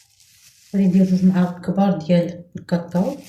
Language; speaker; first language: Arabic; native; Arabic